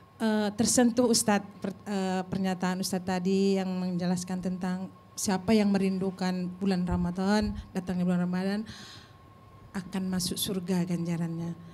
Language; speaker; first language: Indonesian; native; Indonesian